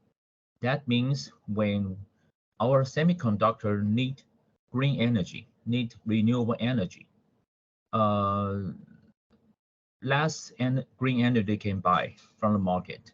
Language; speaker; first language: English; non-native, fluent; Chinese